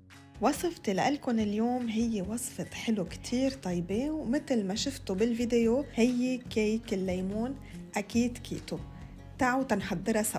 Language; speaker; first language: Arabic; native; Arabic